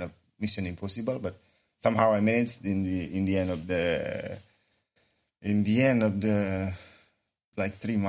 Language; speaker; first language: English; non-native, learner; Indonesian